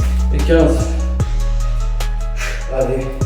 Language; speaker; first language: French; native; French